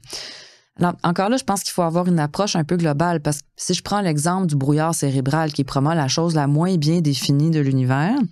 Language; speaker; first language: French; native; French